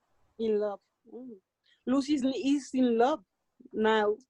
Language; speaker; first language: English; non-native, learner; Spanish